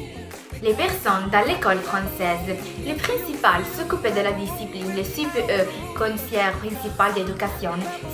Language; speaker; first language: French; non-native, learner; Italian